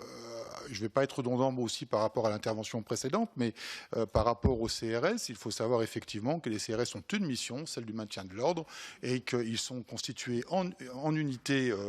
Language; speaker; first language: French; native; French